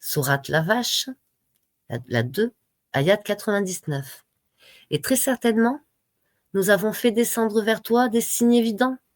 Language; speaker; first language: French; native; French